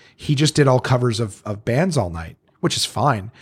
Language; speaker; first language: English; native; English